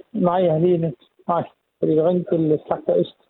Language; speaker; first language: Danish; native; Danish